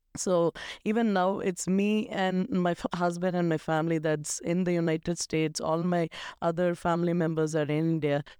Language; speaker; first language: English; non-native, local second language; Malayalam